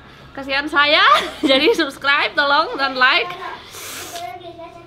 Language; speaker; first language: Indonesian; non-native, fluent; English